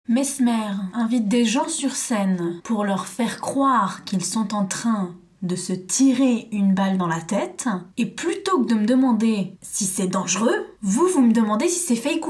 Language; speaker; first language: French; native; French